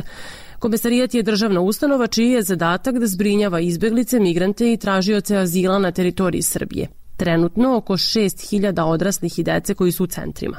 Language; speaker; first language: Serbian; native; Serbian